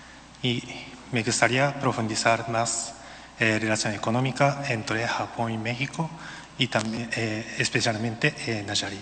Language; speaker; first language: Spanish; non-native, learner; Japanese